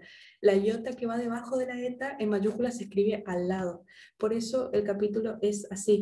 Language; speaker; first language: Spanish; native; Spanish